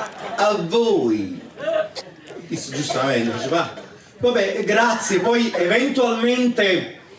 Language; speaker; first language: Italian; native; Italian